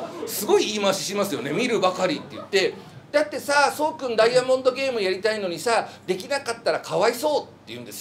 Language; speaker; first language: Japanese; native; Japanese